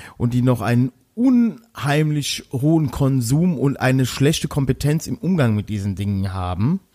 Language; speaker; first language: German; native; German